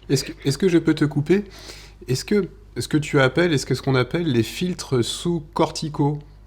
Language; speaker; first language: French; native; French